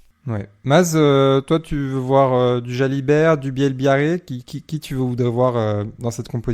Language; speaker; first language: French; native; French